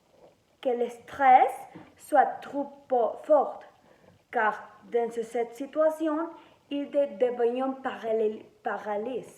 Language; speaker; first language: French; non-native, learner; Spanish